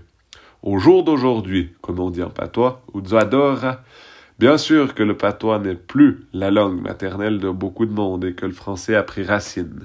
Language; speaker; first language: French; native; French